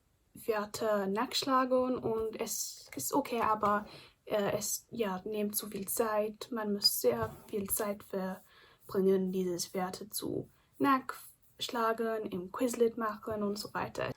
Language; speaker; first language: German; non-native, learner; English